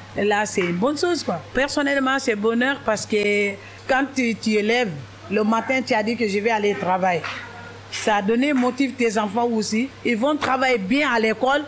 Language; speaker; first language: French; non-native, local second language; Wolof